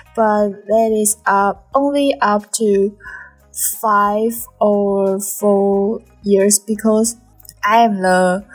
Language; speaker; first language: English; non-native, learner; Chinese